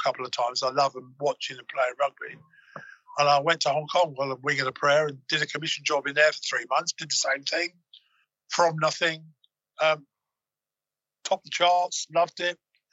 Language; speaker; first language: English; native; English